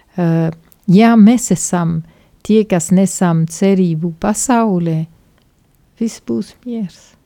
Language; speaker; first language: Latvian; non-native, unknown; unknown